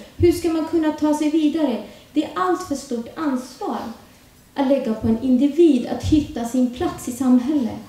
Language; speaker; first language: Swedish; early bilingual, other home language; Urdu